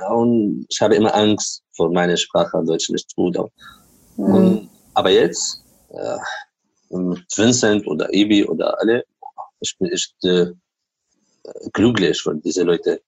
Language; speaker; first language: German; non-native, learner; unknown